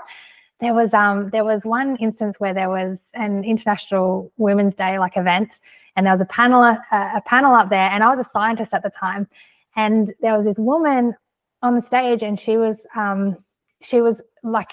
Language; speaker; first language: English; native; English